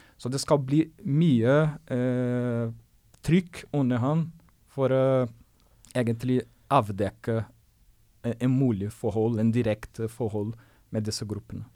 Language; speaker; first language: Norwegian; non-native, fluent; Portuguese